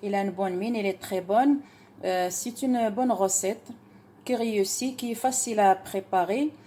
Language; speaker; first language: French; non-native, local second language; Arabic